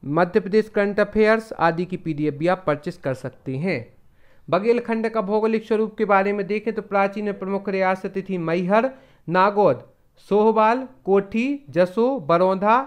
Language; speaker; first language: Hindi; native; Hindi